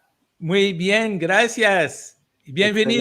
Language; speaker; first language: Spanish; non-native, learner; English